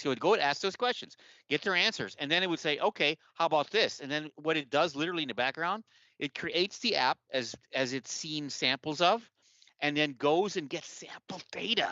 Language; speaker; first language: English; native; English